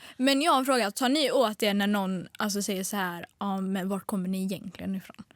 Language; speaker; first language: Swedish; early bilingual, other home language; Tigrinya